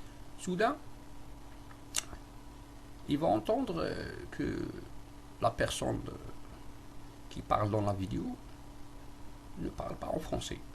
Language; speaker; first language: French; non-native, local second language; Arabic